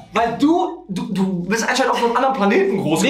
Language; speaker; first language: German; native; German